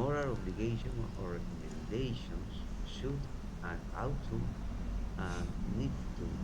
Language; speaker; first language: English; non-native, learner; Spanish